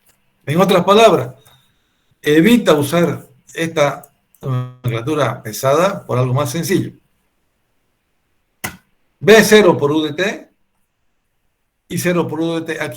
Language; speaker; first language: Spanish; native; Spanish